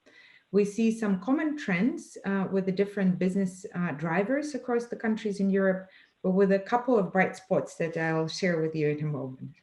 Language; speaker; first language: English; non-native, fluent; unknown